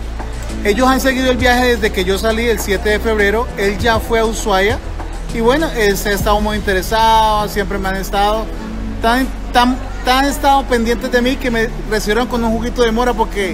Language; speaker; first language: Spanish; native; Spanish